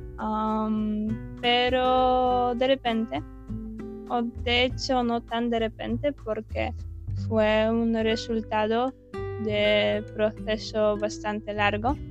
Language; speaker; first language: Spanish; non-native, fluent; Polish